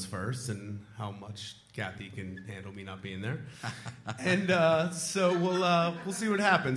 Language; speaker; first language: English; native; English